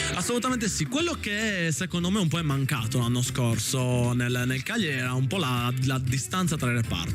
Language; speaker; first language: Italian; native; Italian